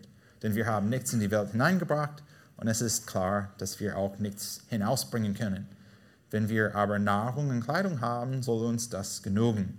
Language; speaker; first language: German; non-native, fluent; English